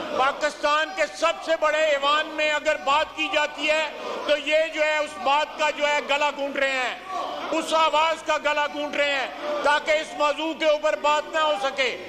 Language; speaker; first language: Urdu; native; Urdu